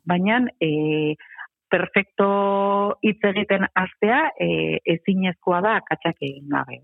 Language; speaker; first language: Basque; native; Basque